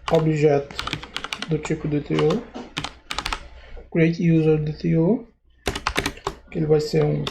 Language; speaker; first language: Portuguese; native; Portuguese